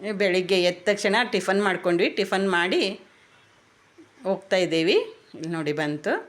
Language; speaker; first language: Kannada; native; Kannada